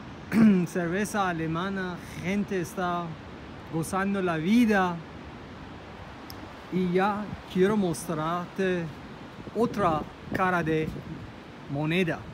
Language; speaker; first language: Spanish; non-native, fluent; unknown